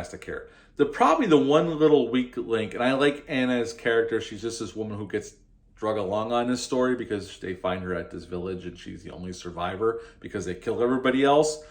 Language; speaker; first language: English; native; English